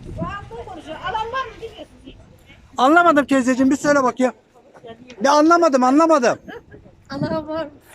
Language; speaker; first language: Turkish; native; Turkish